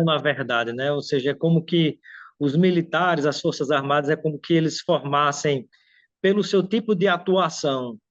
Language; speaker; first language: Portuguese; native; Portuguese